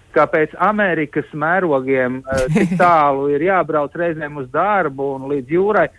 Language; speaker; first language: Latvian; native; Latvian